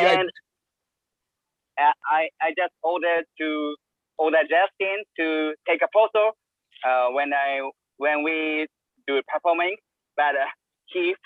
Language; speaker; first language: English; non-native, learner; Japanese